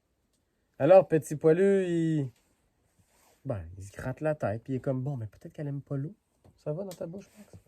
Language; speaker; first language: French; native; French